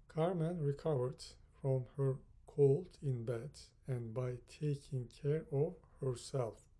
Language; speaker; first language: English; non-native, fluent; Turkish